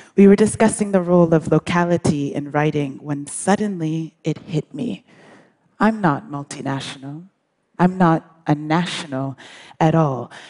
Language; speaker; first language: English; native; English